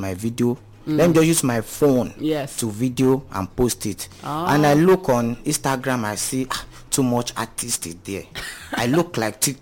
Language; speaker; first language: English; non-native, local second language; Yoruba